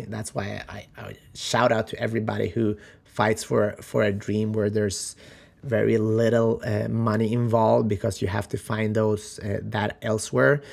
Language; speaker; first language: English; non-native, fluent; Macedonian